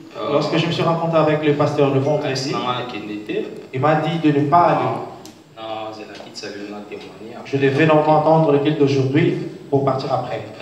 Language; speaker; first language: French; non-native, local second language; Lingala